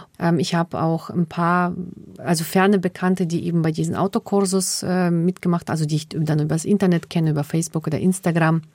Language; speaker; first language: German; early bilingual, other home language; Russian